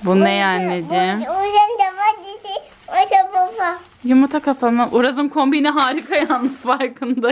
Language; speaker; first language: Turkish; native; Turkish